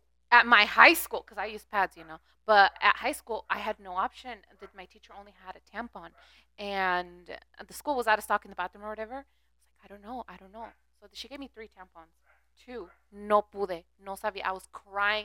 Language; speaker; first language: English; early bilingual, other home language; Spanish